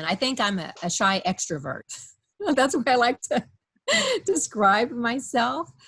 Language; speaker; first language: English; native; English